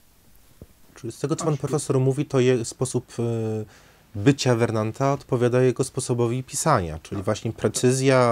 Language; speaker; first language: Polish; native; Polish